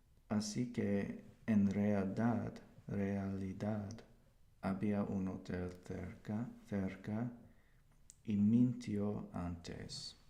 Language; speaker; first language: Spanish; non-native, learner; English